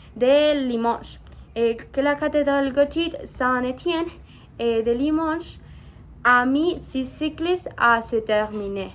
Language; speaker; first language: French; non-native, learner; Spanish